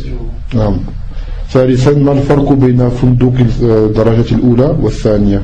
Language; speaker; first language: Arabic; non-native, fluent; French